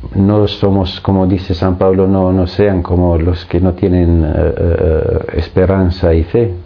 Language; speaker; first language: Spanish; non-native, fluent; Arabic